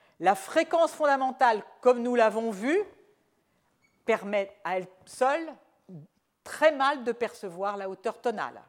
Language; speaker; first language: French; native; French